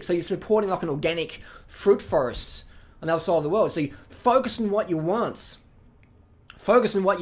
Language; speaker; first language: English; native; English